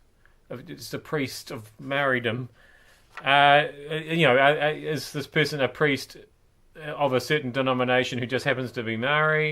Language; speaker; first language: English; native; English